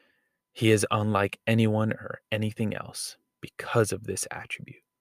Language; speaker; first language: English; native; English